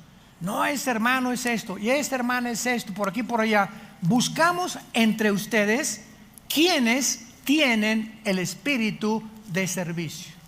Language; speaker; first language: Spanish; native; Spanish